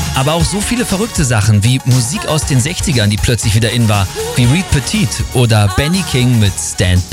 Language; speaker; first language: German; native; German